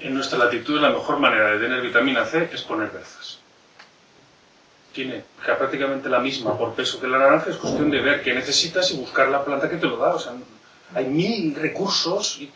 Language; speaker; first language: Spanish; native; Spanish